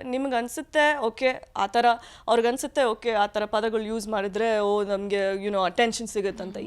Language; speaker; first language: Kannada; early bilingual, heritage; Kannada